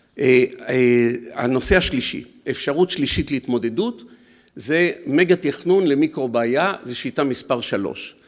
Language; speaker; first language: Hebrew; native; Hebrew